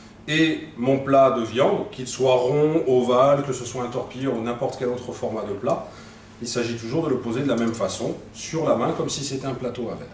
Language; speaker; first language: French; native; French